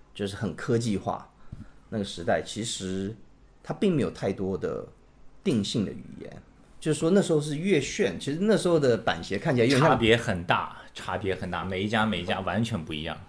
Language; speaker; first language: Chinese; native; Chinese